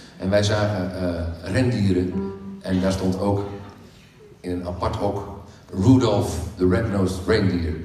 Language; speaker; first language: Dutch; native; Dutch